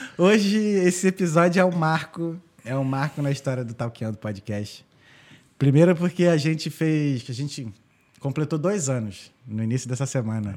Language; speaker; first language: Portuguese; native; Portuguese